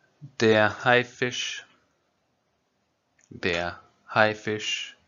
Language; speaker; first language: German; non-native, fluent; French